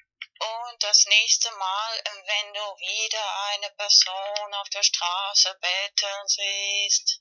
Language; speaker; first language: German; non-native, fluent; Spanish